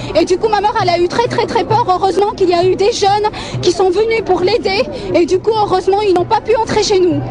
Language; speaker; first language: French; non-native, local second language; Arabic